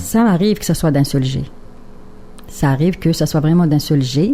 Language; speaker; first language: French; non-native, local second language; Arabic